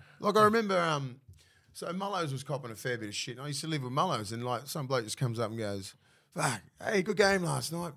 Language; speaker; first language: English; native; English